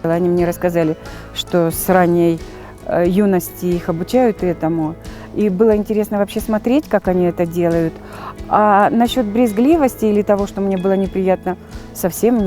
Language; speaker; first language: Russian; native; Russian